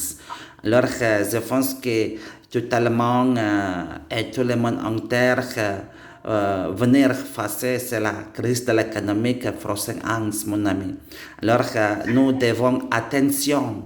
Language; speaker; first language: French; non-native, learner; Indonesian